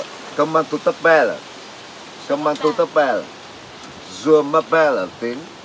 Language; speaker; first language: French; non-native, learner; Vietnamese